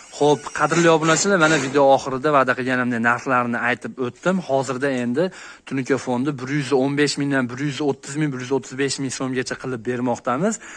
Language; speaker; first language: Uzbek; native; Uzbek